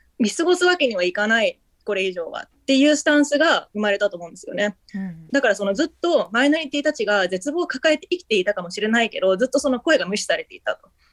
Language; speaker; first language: Japanese; early bilingual, heritage; Japanese